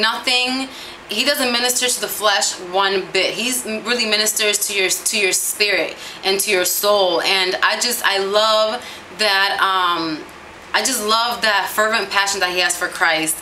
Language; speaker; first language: English; early bilingual, other home language; Spanish